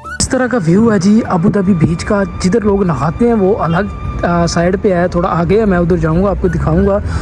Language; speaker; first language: Urdu; non-native, local second language; Punjabi